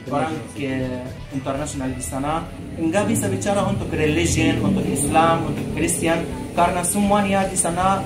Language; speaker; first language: Indonesian; non-native, learner; Arabic